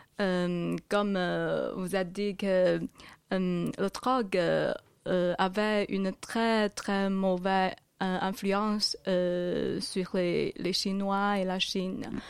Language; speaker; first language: French; non-native, learner; Chinese